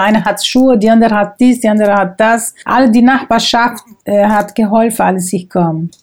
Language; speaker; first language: German; non-native, fluent; Portuguese